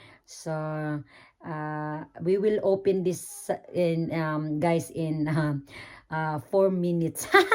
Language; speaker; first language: English; non-native, local second language; Filipino